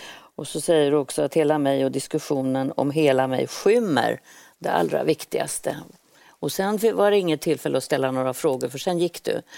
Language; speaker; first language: Swedish; native; Swedish